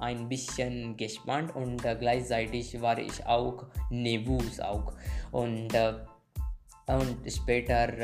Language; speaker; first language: German; non-native, learner; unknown